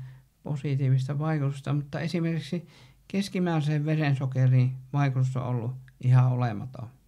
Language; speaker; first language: Finnish; native; Finnish